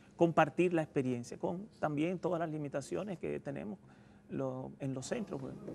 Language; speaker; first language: Spanish; native; Spanish